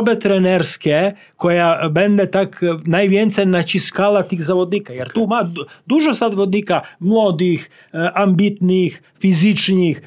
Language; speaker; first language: Polish; non-native, learner; Serbian